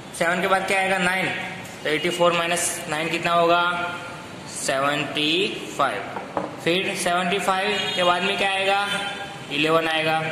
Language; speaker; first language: Hindi; non-native, local second language; Gujarati